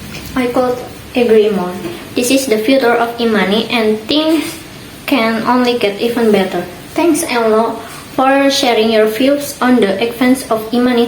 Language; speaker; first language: English; non-native, learner; Indonesian